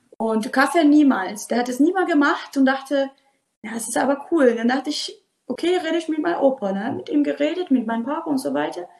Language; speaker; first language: German; non-native, fluent; Portuguese